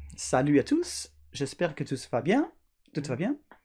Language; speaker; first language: French; non-native, learner; Dutch